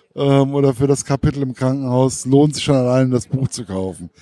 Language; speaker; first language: German; native; German